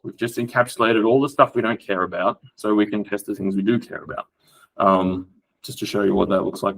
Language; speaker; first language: English; native; English